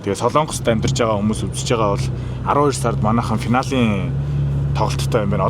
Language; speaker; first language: Mongolian; native; Mongolian